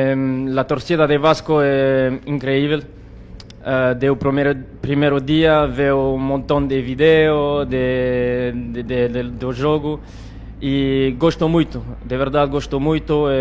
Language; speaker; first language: Portuguese; non-native, learner; French